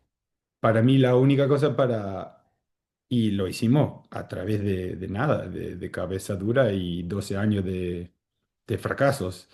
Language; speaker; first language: Spanish; early bilingual, heritage; Spanish